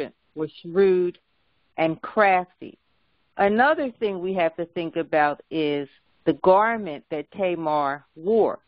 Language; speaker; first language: English; native; English